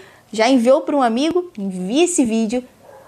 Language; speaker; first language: Portuguese; native; Portuguese